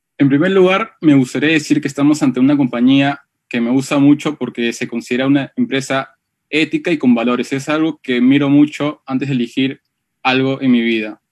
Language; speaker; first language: Spanish; native; Spanish